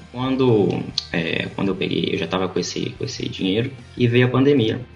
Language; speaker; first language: Portuguese; native; Portuguese